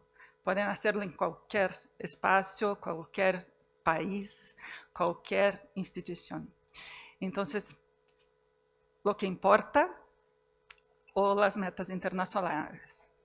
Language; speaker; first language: Spanish; non-native, fluent; Portuguese